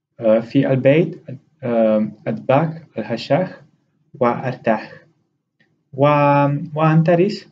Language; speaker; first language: Arabic; non-native, learner; Romanian